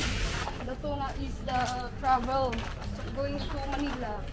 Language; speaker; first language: English; non-native, learner; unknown